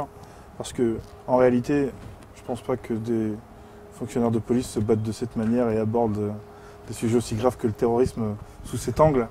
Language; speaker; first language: French; native; French